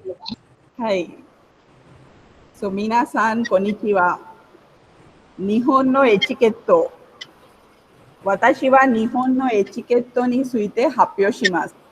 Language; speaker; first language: Japanese; non-native, fluent; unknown